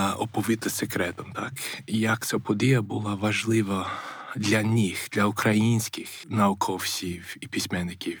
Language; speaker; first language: Ukrainian; non-native, fluent; English